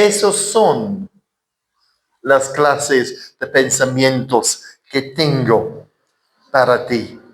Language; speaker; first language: Spanish; non-native, fluent; English